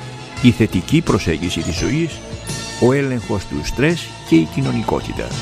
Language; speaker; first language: Greek; native; Greek